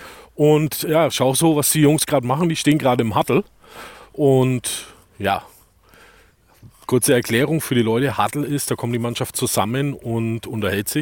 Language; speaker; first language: German; native; German